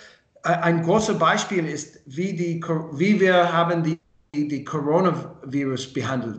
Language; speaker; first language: German; non-native, learner; English